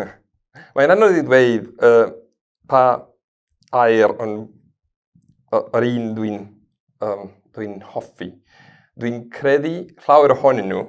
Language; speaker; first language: Welsh; non-native, learner; Spanish